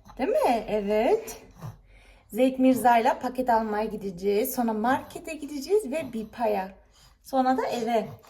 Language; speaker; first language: Turkish; early bilingual, heritage; Turkish